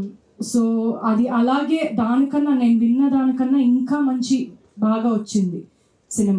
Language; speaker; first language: Telugu; non-native, fluent; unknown